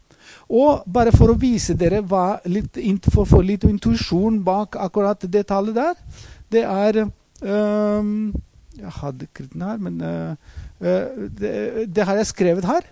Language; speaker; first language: Norwegian; non-native, fluent; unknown